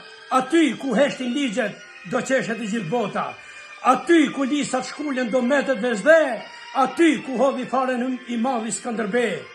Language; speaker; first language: Albanian; native; Albanian